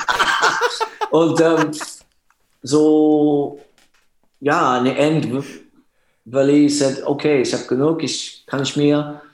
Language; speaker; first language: German; non-native, learner; English